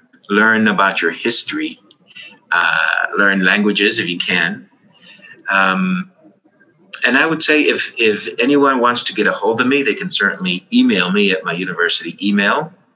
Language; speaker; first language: English; early bilingual, other home language; Spanish